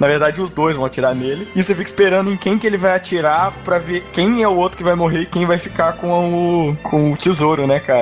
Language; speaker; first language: Portuguese; native; Portuguese